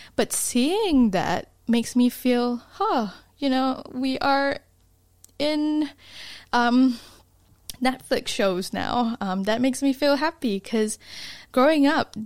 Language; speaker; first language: English; non-native, local second language; Malay